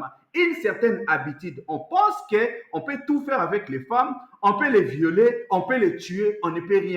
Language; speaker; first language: French; non-native, local second language; Lingala